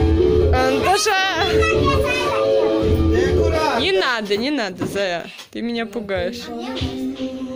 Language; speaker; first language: Russian; native; Russian